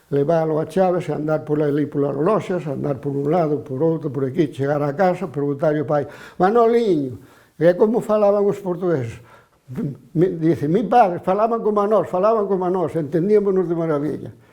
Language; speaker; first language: Galician; native; Galician